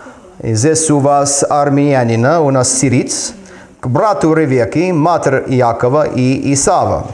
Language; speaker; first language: Russian; non-native, fluent; English